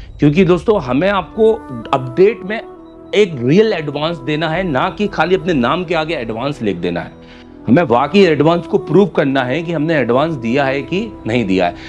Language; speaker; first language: Hindi; native; Hindi